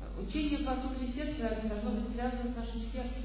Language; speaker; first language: Russian; native; Russian